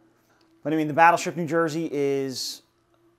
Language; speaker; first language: English; native; English